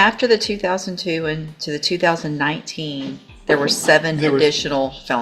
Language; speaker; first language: English; native; English